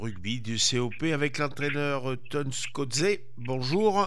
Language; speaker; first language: French; native; French